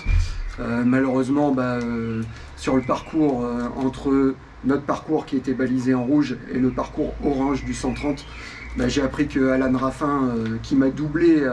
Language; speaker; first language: French; native; French